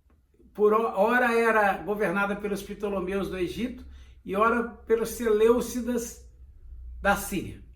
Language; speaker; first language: Portuguese; native; Portuguese